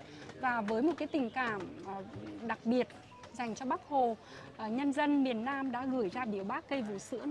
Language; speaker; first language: Vietnamese; native; Vietnamese